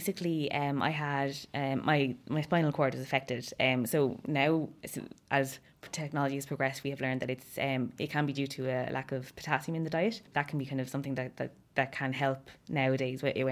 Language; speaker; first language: English; native; English